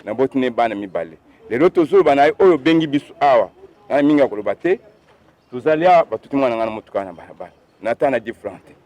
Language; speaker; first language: Lingala; non-native, local second language; Luba-Lulua